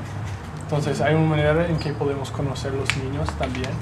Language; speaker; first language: Spanish; non-native, fluent; English